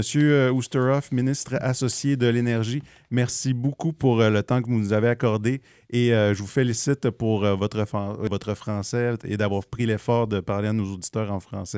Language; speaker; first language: French; native; French